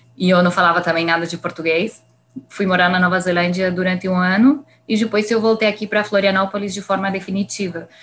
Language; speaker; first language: Portuguese; non-native, fluent; Spanish